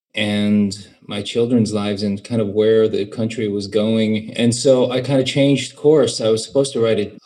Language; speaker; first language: English; native; English